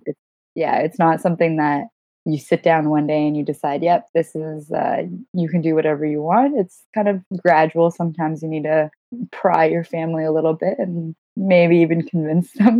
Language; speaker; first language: English; non-native, fluent; Gujarati